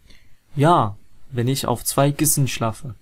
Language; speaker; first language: German; non-native, fluent; Arabic